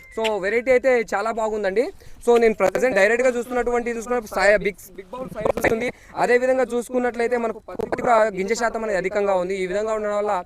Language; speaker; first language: Telugu; native; Telugu